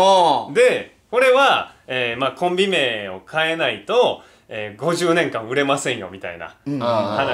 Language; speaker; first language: Japanese; native; Japanese